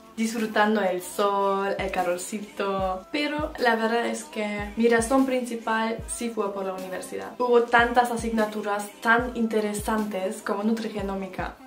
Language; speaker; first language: Spanish; non-native, fluent; German